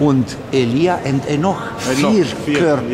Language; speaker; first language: German; non-native, learner; Italian